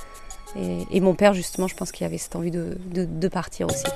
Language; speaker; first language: French; native; French